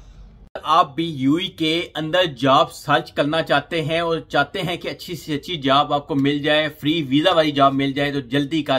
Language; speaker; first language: Hindi; native; Hindi